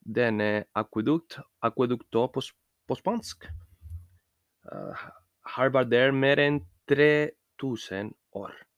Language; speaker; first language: Norwegian; non-native, learner; Spanish